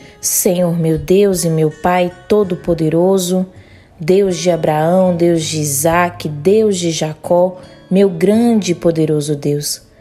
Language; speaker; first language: Portuguese; native; Portuguese